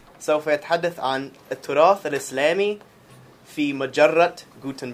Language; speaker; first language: Arabic; non-native, fluent; English